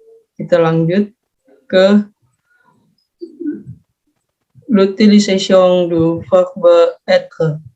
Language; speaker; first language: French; non-native, learner; Indonesian